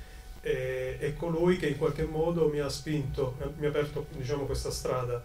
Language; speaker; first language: Italian; native; Italian